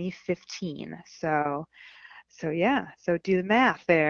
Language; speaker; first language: English; native; English